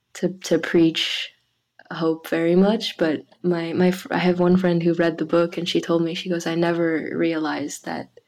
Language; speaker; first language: English; early bilingual, other home language; French